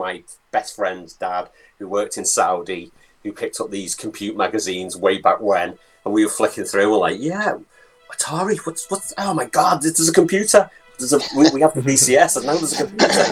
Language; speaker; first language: English; native; English